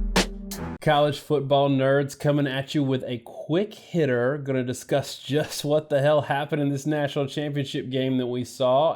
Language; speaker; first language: English; native; English